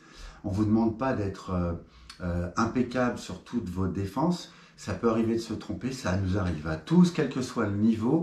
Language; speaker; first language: French; native; French